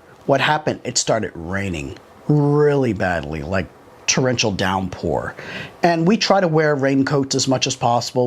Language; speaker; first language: English; native; English